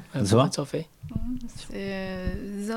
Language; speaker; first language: French; non-native, fluent; Chinese